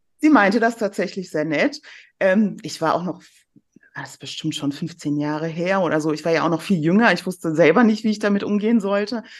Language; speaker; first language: German; early bilingual, other home language; Persian